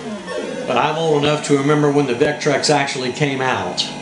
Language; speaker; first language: English; native; English